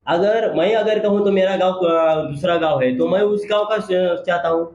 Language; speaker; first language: Hindi; non-native, local second language; Marathi